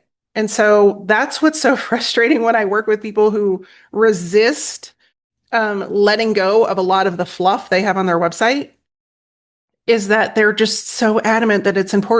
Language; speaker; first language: English; native; English